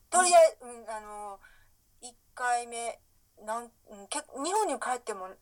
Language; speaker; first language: Japanese; native; Japanese